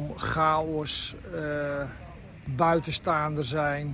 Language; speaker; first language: Dutch; native; Dutch